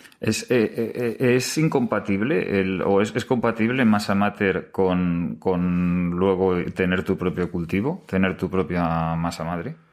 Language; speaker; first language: Spanish; native; Spanish